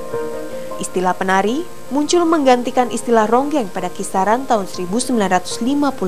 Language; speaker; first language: Indonesian; native; Indonesian